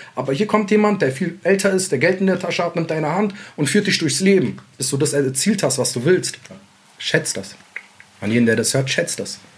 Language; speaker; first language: German; early bilingual, other home language; Central Kurdish